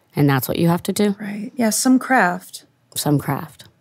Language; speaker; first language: English; non-native, fluent; Italian